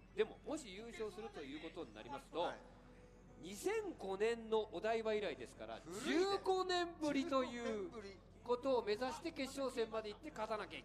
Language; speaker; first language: Japanese; native; Japanese